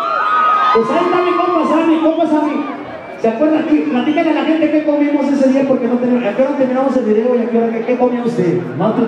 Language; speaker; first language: Spanish; native; Spanish